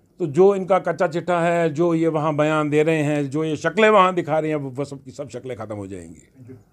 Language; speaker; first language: Hindi; non-native, local second language; Kashmiri